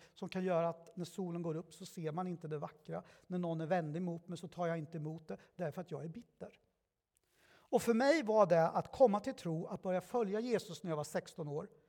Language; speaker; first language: Swedish; early bilingual, other home language; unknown